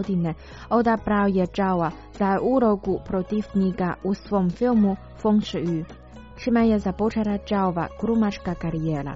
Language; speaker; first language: Croatian; non-native, fluent; Chinese